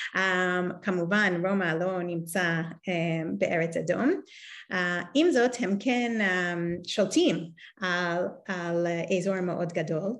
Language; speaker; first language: Hebrew; non-native, fluent; English